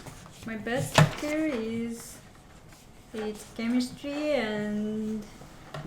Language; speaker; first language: English; non-native, learner; Japanese